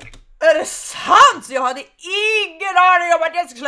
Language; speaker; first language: Swedish; native; Swedish